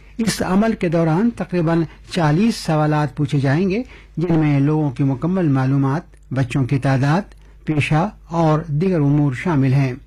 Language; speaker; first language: Urdu; native; Urdu